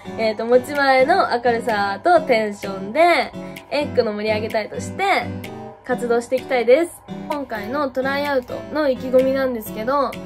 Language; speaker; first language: Japanese; native; Japanese